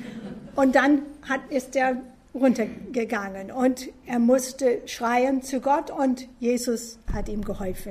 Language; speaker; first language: German; non-native, fluent; English